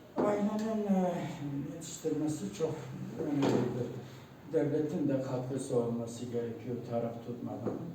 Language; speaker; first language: Turkish; non-native, local second language; Kurdish